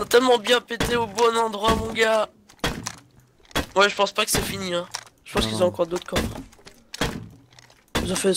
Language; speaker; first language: French; native; French